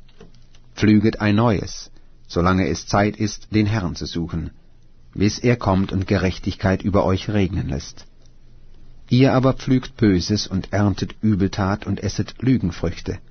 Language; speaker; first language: German; native; German